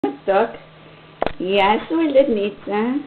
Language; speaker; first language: Greek; non-native, learner; English